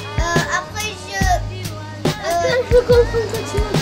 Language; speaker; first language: French; early bilingual, heritage; English